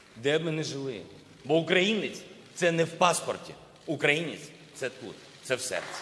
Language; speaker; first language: Ukrainian; non-native, local second language; Russian